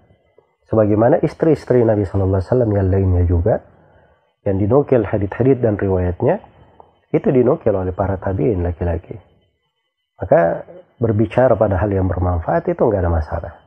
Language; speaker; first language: Indonesian; native; Indonesian